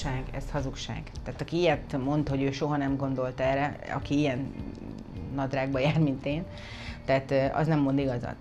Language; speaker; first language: Hungarian; native; Hungarian